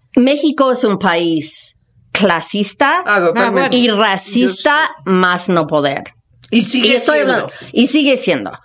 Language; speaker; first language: Spanish; non-native, fluent; English